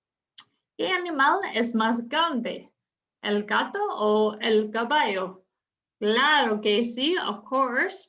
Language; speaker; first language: Spanish; non-native, fluent; English